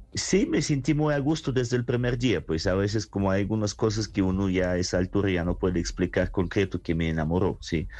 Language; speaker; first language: Spanish; non-native, fluent; Russian